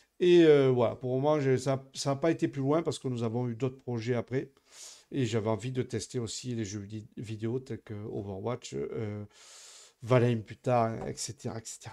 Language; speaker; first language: French; native; French